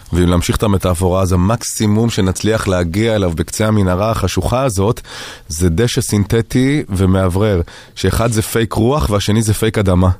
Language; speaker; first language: Hebrew; native; Hebrew